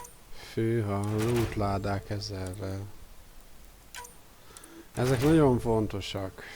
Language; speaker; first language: Hungarian; native; Hungarian